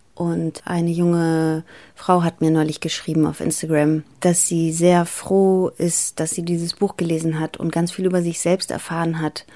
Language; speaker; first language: German; early bilingual, other home language; Greek